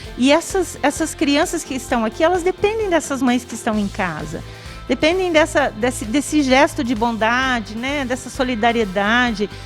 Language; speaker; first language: Portuguese; native; Portuguese